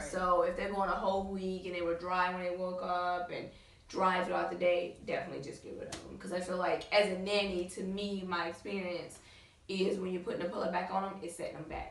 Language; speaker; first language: English; native; English